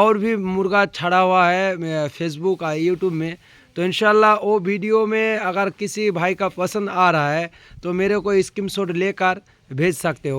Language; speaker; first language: Hindi; non-native, local second language; Bangla